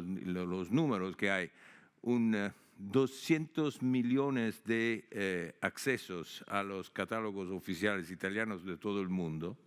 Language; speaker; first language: Spanish; non-native, fluent; Italian